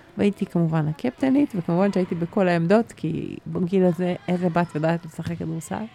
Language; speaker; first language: Hebrew; native; Hebrew